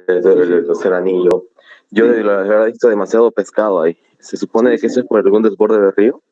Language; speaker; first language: Spanish; native; Spanish